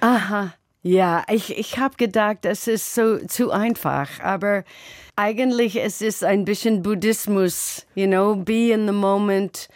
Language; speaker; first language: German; non-native, learner; English